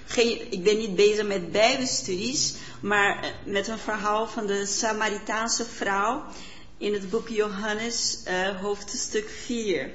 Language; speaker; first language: Dutch; non-native, fluent; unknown